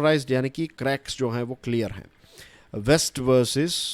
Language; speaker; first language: Hindi; native; Hindi